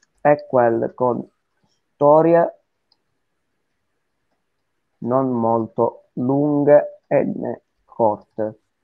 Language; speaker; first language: Italian; native; Italian